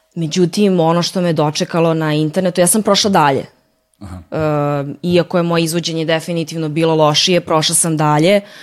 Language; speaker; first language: Serbian; early bilingual, heritage; Serbian